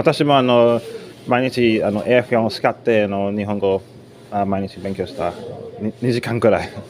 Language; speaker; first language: Japanese; non-native, learner; English